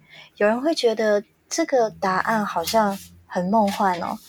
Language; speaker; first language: Chinese; native; Chinese